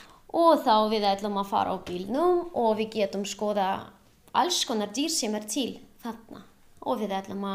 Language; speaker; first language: Icelandic; non-native, learner; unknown